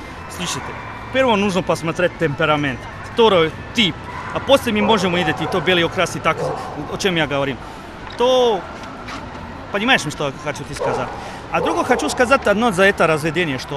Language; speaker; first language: Russian; non-native, learner; Serbian